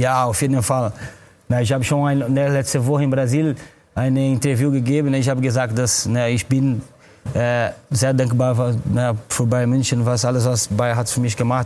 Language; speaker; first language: German; non-native, fluent; Portuguese